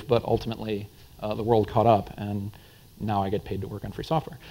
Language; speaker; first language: English; native; English